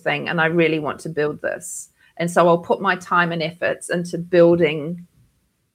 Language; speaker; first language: English; native; English